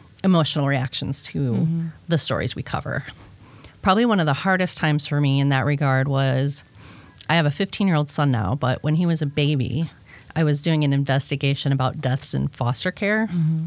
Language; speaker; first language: English; native; English